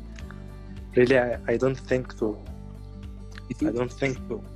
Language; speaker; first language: English; non-native, learner; Arabic